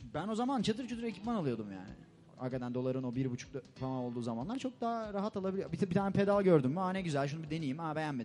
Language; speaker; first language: Turkish; native; Turkish